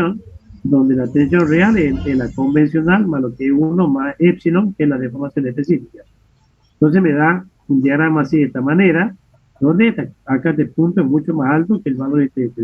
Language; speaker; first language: Spanish; native; Spanish